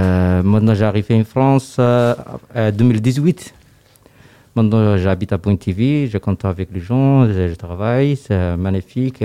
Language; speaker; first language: French; non-native, learner; Somali